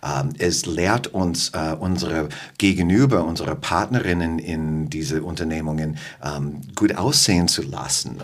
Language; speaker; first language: German; non-native, fluent; English